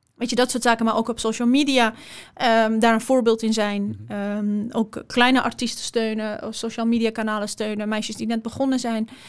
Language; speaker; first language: Dutch; early bilingual, other home language; Persian